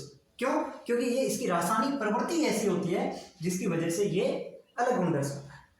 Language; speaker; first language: Hindi; native; Hindi